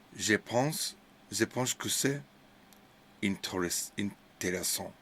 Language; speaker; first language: French; non-native, learner; English